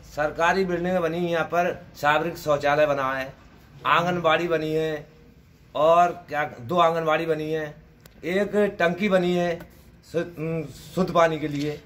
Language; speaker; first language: Hindi; native; Hindi